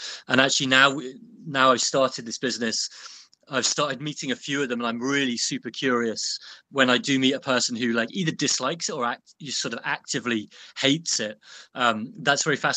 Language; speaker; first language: English; native; English